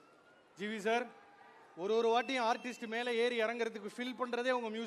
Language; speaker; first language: Tamil; native; Tamil